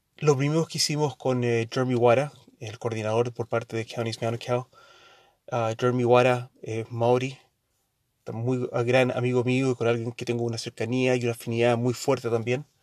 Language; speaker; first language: Spanish; early bilingual, heritage; Spanish